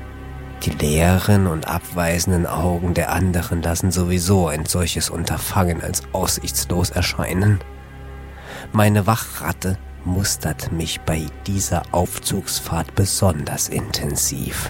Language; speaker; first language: German; native; German